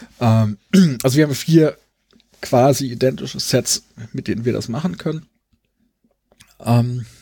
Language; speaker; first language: German; native; German